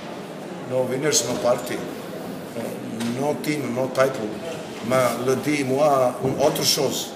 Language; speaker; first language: French; non-native, learner; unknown